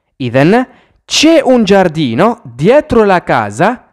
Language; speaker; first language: Italian; non-native, fluent; Arabic